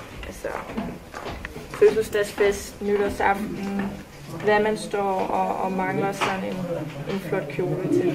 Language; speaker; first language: Danish; native; Danish